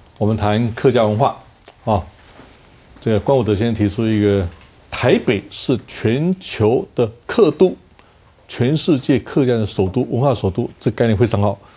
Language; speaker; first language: Chinese; native; Chinese